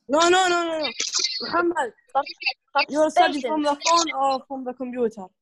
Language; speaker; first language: English; non-native, learner; Arabic